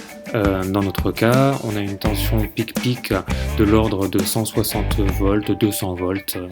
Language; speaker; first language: French; native; French